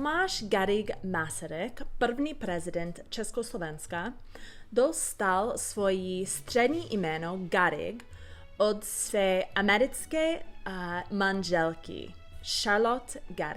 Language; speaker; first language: Czech; non-native, learner; English